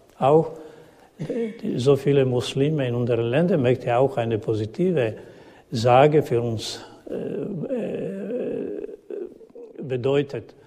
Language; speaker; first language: German; non-native, learner; Croatian